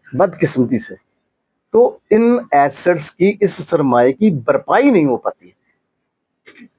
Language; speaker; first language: Hindi; non-native, local second language; Punjabi